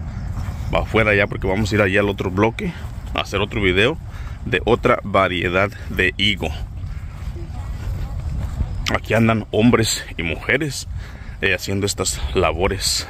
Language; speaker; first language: Spanish; native; Spanish